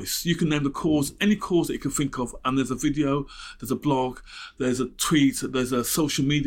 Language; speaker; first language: English; native; English